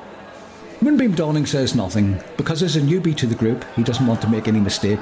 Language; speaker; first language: English; native; English